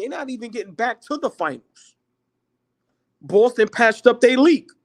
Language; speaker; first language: English; native; English